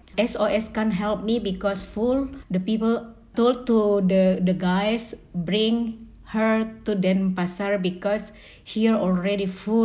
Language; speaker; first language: English; non-native, learner; Indonesian